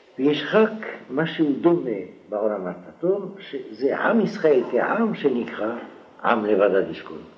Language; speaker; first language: Hebrew; non-native, fluent; French